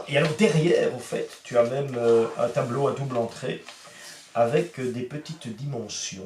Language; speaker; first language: French; native; French